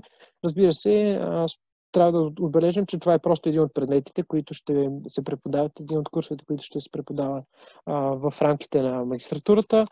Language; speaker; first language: Bulgarian; native; Bulgarian